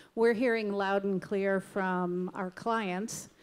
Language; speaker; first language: English; native; English